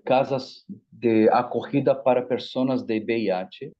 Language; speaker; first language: Spanish; non-native, fluent; Portuguese